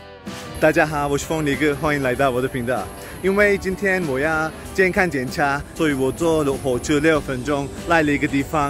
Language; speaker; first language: Chinese; non-native, fluent; Swedish